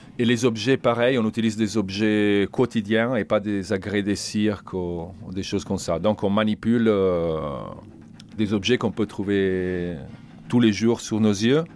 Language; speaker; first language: French; non-native, fluent; Italian